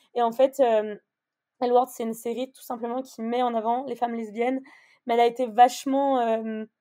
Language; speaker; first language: French; native; French